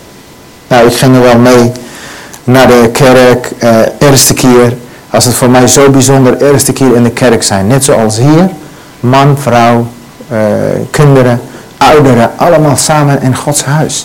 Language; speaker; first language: Dutch; non-native, learner; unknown